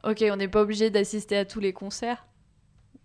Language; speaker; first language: French; native; French